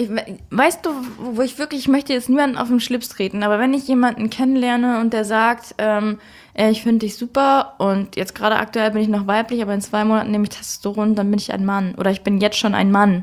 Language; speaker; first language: German; native; German